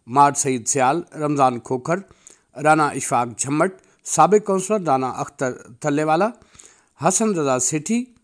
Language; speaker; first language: Urdu; non-native, local second language; Punjabi